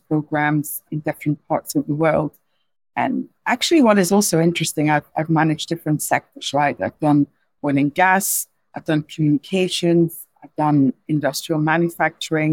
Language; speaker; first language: English; non-native, fluent; Dutch